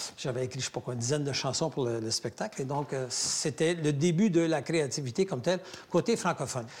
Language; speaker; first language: French; native; French